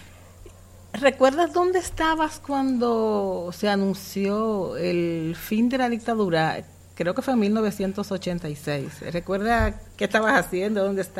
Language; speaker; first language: Spanish; native; Spanish